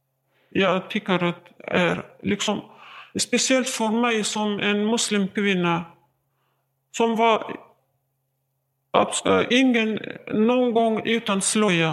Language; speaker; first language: Swedish; non-native, learner; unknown